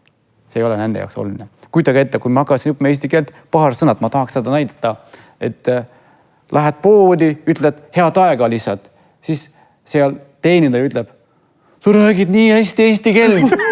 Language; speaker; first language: Estonian; non-native, fluent; Kurdish